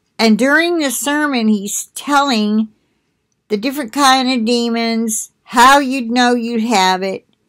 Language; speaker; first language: English; native; English